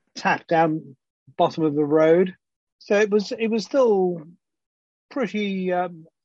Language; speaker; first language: English; early bilingual, other home language; Greek